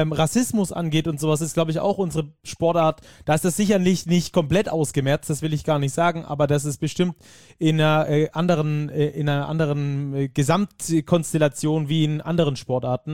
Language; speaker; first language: German; native; German